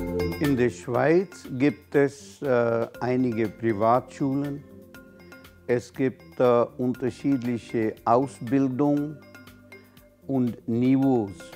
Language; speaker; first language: German; non-native, fluent; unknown